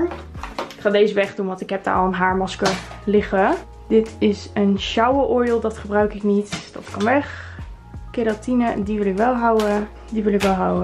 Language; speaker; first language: Dutch; native; Dutch